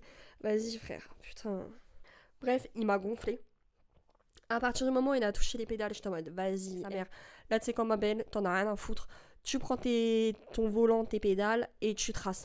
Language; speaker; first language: French; native; French